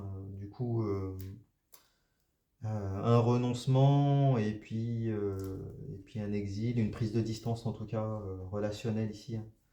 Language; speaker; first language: French; native; French